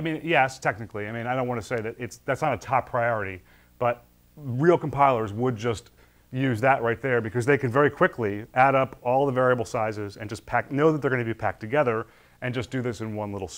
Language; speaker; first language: English; native; English